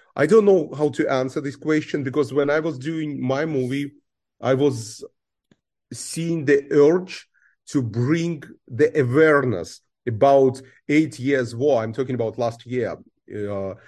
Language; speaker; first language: English; non-native, fluent; Russian